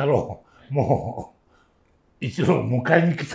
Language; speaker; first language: Japanese; native; Japanese